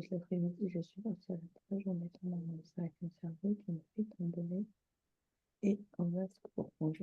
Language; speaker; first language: French; native; French